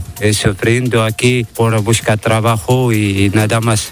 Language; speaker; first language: Spanish; non-native, learner; Arabic